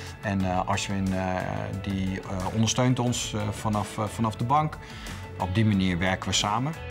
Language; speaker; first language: Dutch; native; Dutch